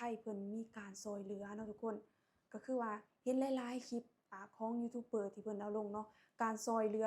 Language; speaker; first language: Thai; non-native, local second language; Lao